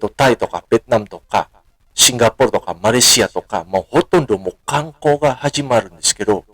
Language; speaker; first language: Japanese; non-native, fluent; Indonesian